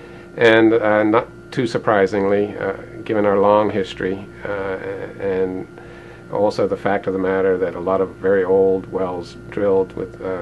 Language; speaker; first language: English; native; English